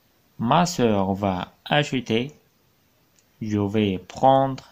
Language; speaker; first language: French; non-native, fluent; Arabic